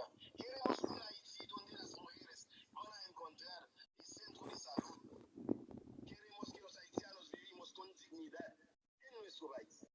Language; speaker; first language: Spanish; non-native, fluent; Haitian Creole